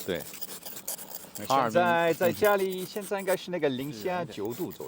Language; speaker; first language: Chinese; non-native, learner; English